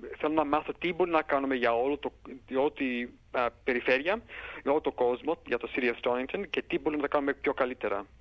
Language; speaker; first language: Greek; early bilingual, heritage; Greek